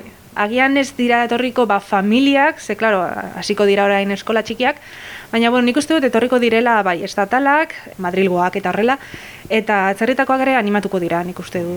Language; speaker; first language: Basque; non-native, local second language; Spanish